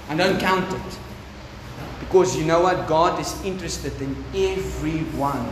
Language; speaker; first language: English; non-native, local second language; Afrikaans